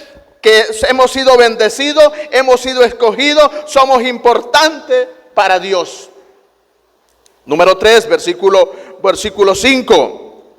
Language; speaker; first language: Spanish; native; Spanish